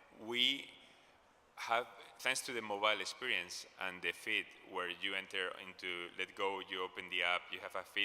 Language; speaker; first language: English; non-native, fluent; Spanish